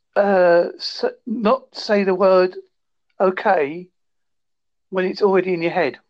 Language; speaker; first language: English; native; English